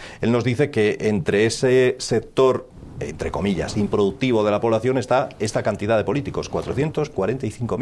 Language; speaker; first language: Spanish; native; Spanish